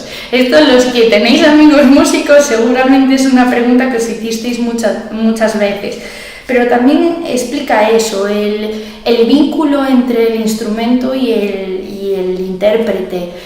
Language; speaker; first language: Spanish; native; Spanish